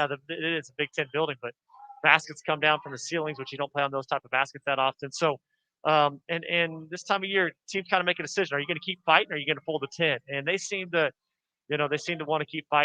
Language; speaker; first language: English; native; English